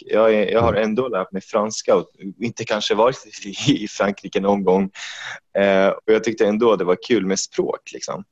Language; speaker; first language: Swedish; non-native, fluent; Arabic